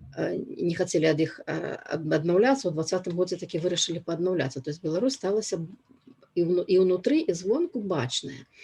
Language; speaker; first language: Belarusian; non-native, local second language; Russian